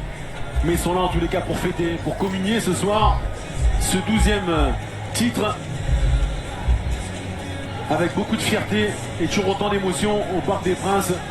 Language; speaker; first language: French; native; French